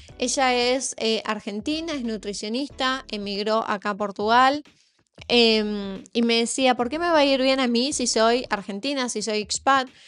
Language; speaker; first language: Spanish; native; Spanish